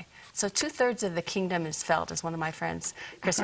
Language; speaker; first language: English; native; English